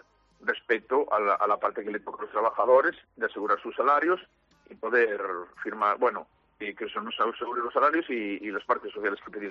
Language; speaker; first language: Spanish; native; Spanish